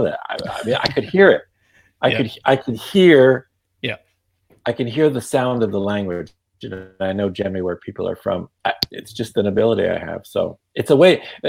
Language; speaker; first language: English; non-native, fluent; Yiddish